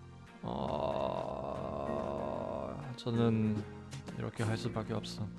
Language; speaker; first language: Korean; non-native, learner; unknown